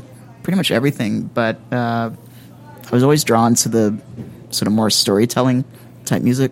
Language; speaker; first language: English; native; English